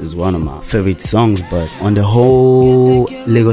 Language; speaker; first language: English; non-native, local second language; Akan